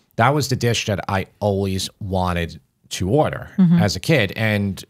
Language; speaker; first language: English; native; English